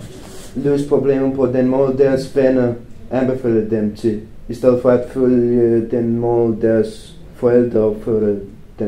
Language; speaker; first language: Danish; non-native, fluent; Romanian